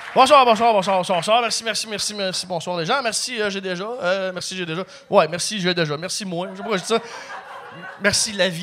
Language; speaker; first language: French; native; French